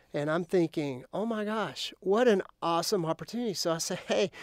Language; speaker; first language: English; native; English